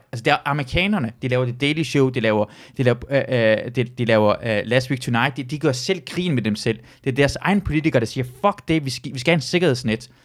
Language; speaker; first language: Danish; early bilingual, other home language; Persian